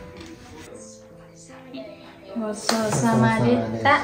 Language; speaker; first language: Japanese; non-native, learner; Vietnamese